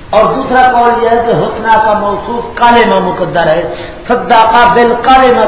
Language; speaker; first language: Urdu; non-native, local second language; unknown